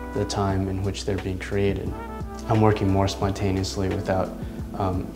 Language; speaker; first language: English; native; English